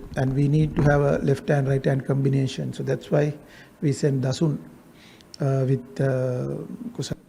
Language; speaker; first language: English; non-native, local second language; Sinhala